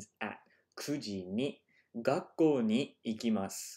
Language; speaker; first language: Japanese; non-native, fluent; English